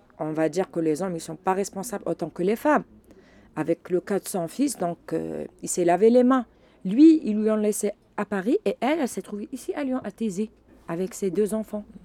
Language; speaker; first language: French; non-native, local second language; Arabic